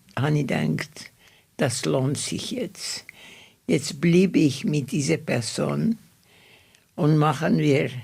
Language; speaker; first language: German; non-native, fluent; Turkish